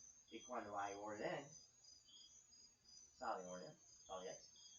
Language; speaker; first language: Spanish; non-native, fluent; English